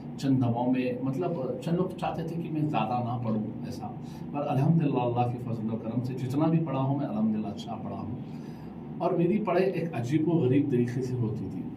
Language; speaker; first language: Hindi; non-native, local second language; Urdu